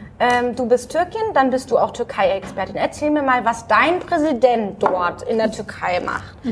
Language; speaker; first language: German; native; German